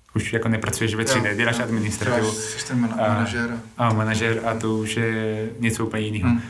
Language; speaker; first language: Czech; non-native, fluent; Spanish